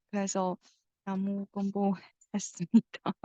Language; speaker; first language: Korean; non-native, learner; Chinese